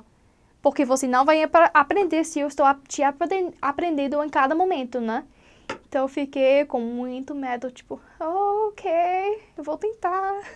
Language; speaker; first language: Portuguese; non-native, learner; English